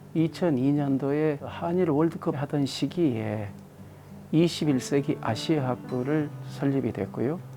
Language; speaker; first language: Korean; native; Korean